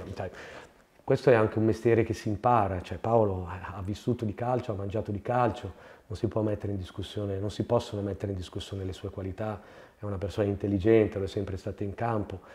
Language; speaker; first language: Italian; native; Italian